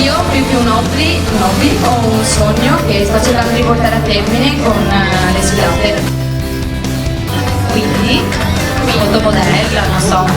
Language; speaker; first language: Italian; native; Italian